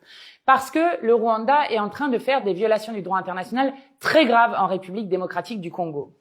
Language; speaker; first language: French; native; French